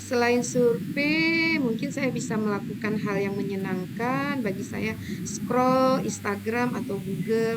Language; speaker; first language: Indonesian; native; Indonesian